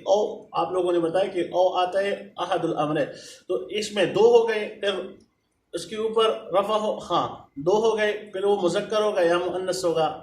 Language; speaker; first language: Urdu; non-native, local second language; Pashto